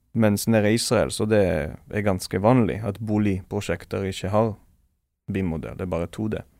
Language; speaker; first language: Norwegian; non-native, fluent; Hebrew